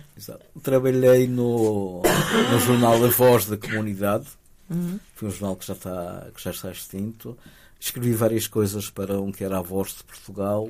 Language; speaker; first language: Portuguese; early bilingual, other home language; Spanish